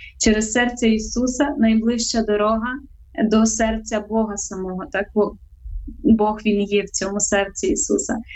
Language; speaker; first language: Ukrainian; native; Ukrainian